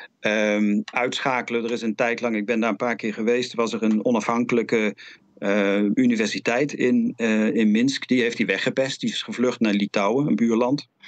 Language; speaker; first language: Dutch; native; Dutch